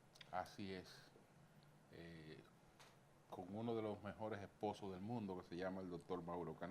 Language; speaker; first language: Spanish; native; Spanish